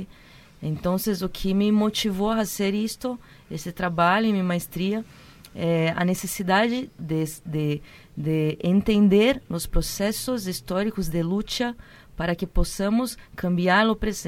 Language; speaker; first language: Spanish; non-native, learner; Portuguese